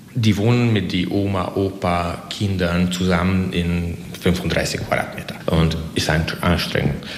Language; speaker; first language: German; non-native, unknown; Hungarian